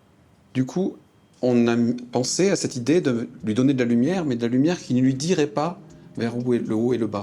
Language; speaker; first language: French; native; French